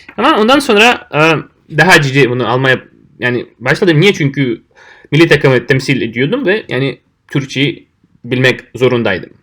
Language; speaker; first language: Turkish; non-native, fluent; Russian